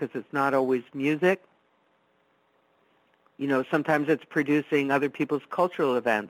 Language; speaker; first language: English; non-native, fluent; Italian